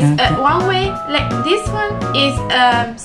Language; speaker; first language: English; non-native, fluent; Italian